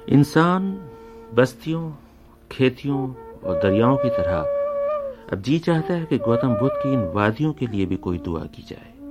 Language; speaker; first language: Urdu; native; Urdu